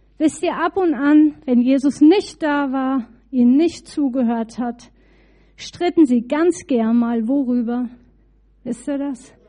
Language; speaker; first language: German; native; German